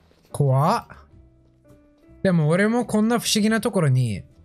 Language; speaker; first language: Japanese; non-native, fluent; English